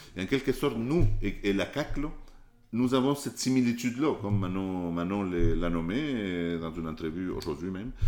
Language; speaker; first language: French; non-native, fluent; Spanish